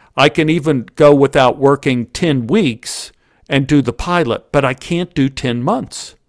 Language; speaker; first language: English; native; English